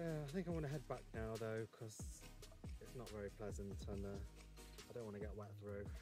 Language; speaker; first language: English; native; English